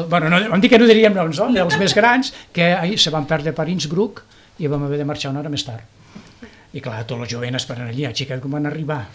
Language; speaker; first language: Catalan; native; Catalan